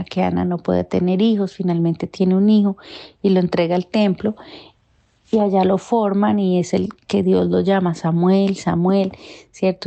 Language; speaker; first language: Spanish; native; Spanish